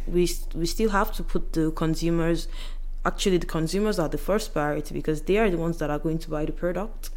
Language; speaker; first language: English; non-native, local second language; Yoruba